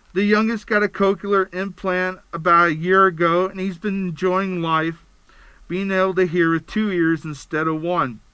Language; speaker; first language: English; native; English